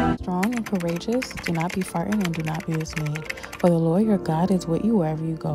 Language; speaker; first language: English; native; English